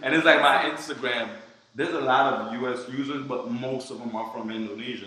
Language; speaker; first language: English; early bilingual, other home language; Haitian Creole